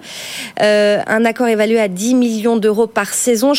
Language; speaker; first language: French; native; French